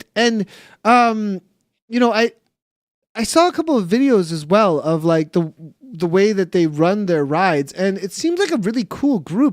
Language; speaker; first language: English; native; English